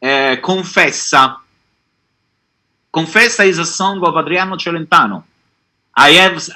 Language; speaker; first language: English; non-native, learner; Italian